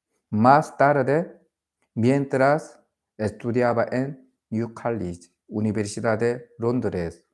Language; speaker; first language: Spanish; non-native, learner; Korean